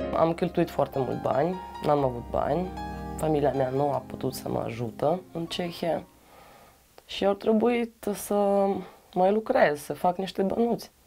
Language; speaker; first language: Romanian; non-native, learner; Russian